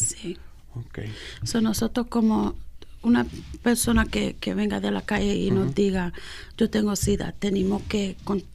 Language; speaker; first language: Spanish; early bilingual, heritage; Spanish